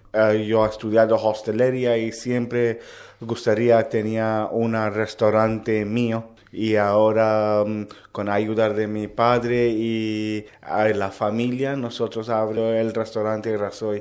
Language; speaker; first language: Spanish; non-native, learner; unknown